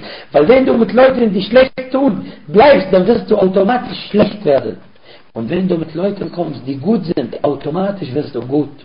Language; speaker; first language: German; non-native, fluent; Arabic